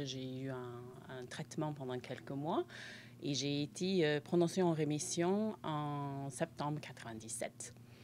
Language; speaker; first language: French; non-native, fluent; English